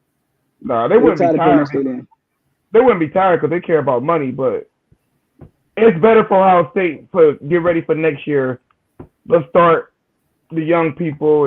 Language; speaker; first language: English; native; English